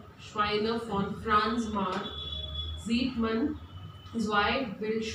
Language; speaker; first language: German; non-native, learner; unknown